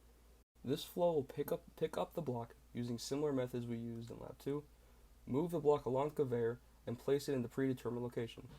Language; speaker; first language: English; native; English